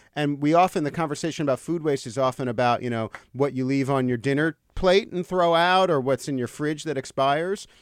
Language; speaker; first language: English; native; English